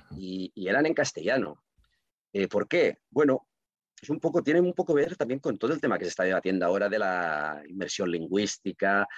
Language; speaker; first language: Spanish; non-native, local second language; Catalan